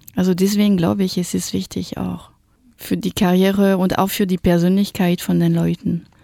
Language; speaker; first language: German; non-native, fluent; French